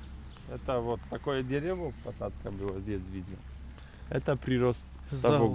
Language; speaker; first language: Russian; non-native, fluent; Polish